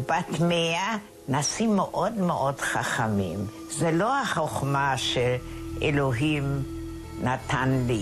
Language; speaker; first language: Hebrew; non-native, fluent; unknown